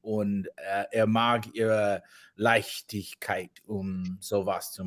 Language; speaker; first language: German; non-native, learner; English